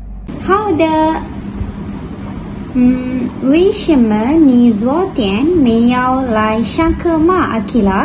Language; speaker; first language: Chinese; non-native, learner; Malay